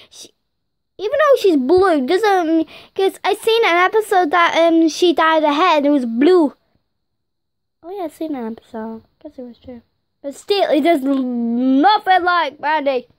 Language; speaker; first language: English; native; English